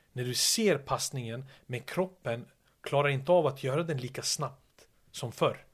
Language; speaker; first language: Swedish; early bilingual, other home language; Serbian